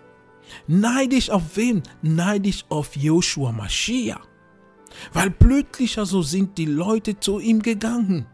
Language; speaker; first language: German; non-native, fluent; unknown